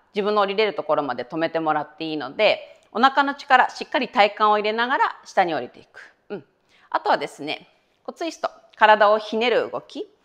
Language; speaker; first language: Japanese; native; Japanese